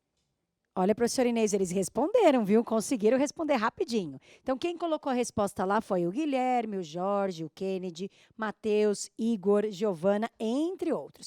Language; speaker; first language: Portuguese; native; Portuguese